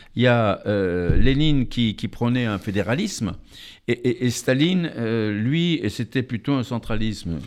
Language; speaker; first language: French; native; French